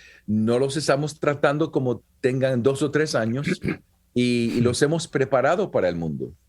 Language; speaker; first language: Spanish; early bilingual, heritage; Spanish